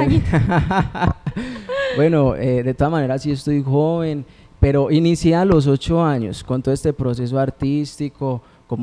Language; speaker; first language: Spanish; native; Spanish